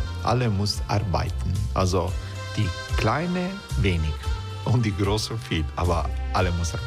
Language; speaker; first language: German; non-native, fluent; Croatian